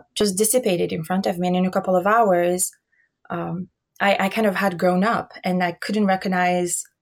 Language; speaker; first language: English; early bilingual, other home language; Albanian